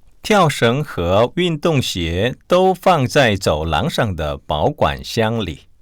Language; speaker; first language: Chinese; non-native, fluent; Korean